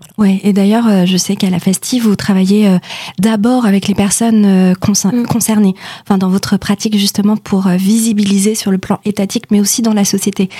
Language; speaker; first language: French; native; French